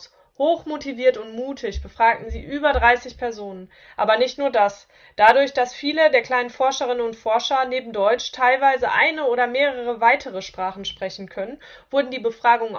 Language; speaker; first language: German; native; German